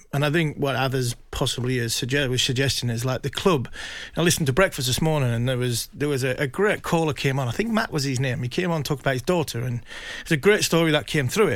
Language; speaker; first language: English; native; English